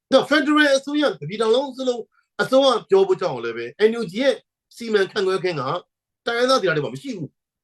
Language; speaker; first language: Burmese; non-native, local second language; Hakha Chin